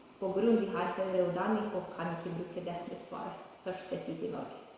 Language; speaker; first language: Norwegian; non-native, learner; Ukrainian